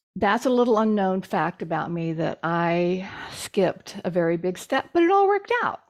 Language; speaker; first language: English; native; English